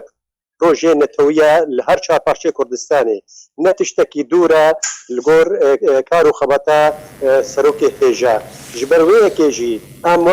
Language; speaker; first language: Kurdish; native; Kurdish